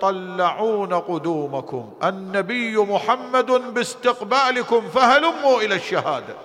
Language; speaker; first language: Arabic; native; Arabic